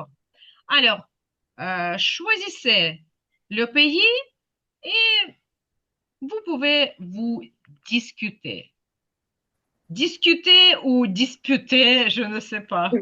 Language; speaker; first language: French; non-native, fluent; Ukrainian